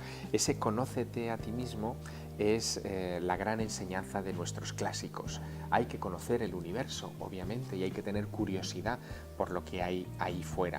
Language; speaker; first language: Spanish; native; Spanish